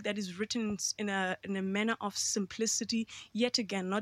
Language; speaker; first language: English; non-native, local second language; Xhosa